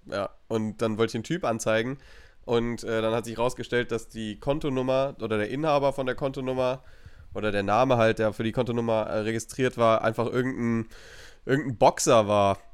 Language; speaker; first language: German; native; German